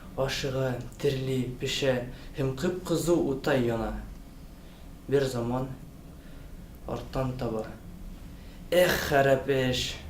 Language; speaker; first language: Tatar; non-native, learner; Russian